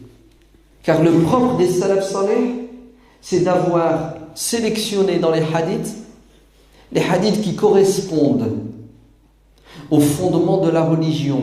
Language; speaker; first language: French; native; French